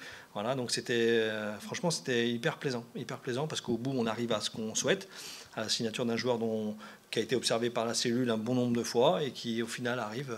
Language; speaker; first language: French; native; French